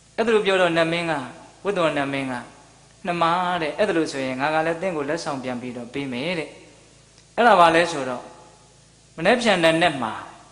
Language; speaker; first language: Burmese; native; Burmese